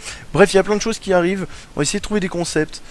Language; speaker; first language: French; native; French